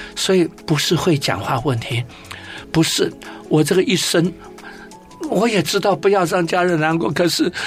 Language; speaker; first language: Chinese; native; Chinese